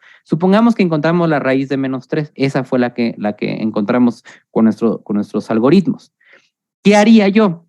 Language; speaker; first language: Spanish; native; Spanish